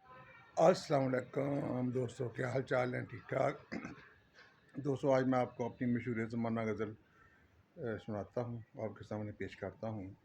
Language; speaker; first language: Urdu; native; Urdu